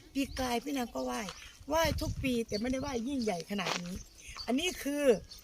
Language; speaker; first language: Thai; native; Thai